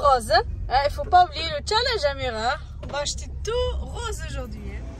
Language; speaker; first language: French; native; French